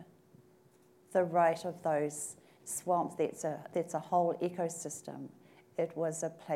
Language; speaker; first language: English; native; English